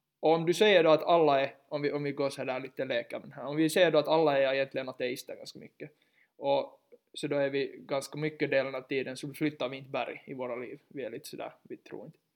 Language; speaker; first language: Swedish; native; Swedish